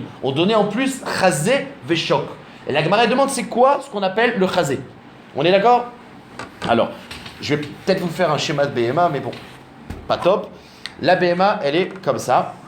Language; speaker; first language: French; native; French